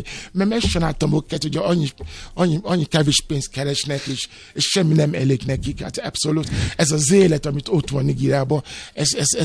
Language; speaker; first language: Hungarian; non-native, learner; Yoruba